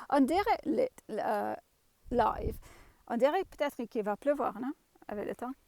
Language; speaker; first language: French; non-native, fluent; English